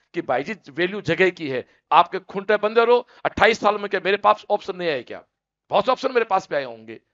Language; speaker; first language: Hindi; native; Hindi